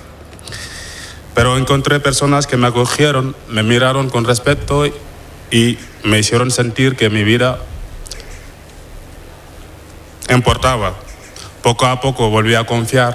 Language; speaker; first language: Spanish; non-native, fluent; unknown